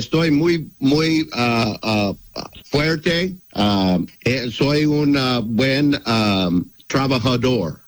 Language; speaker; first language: Spanish; non-native, learner; English